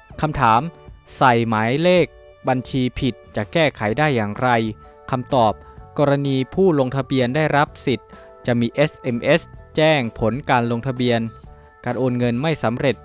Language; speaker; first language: Thai; native; Thai